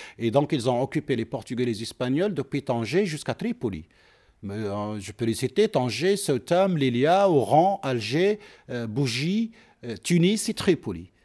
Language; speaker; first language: French; non-native, local second language; Arabic